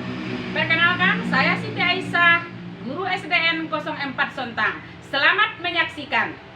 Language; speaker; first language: Indonesian; native; Indonesian